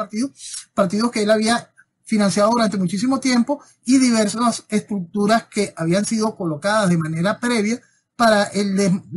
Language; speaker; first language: Spanish; native; Spanish